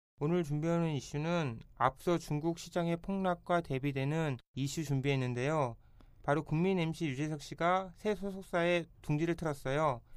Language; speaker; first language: Korean; native; Korean